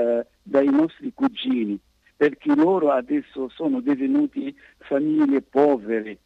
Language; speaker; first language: Italian; non-native, fluent; Arabic